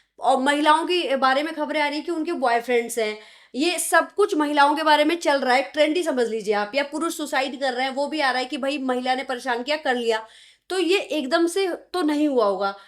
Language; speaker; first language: Hindi; native; Hindi